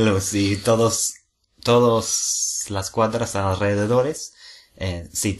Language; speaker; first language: Spanish; non-native, fluent; English